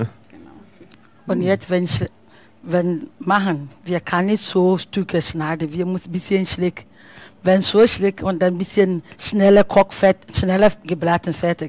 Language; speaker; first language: German; non-native, learner; Akan